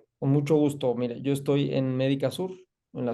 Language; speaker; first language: Spanish; native; Spanish